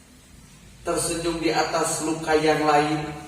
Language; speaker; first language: Indonesian; non-native, local second language; Sundanese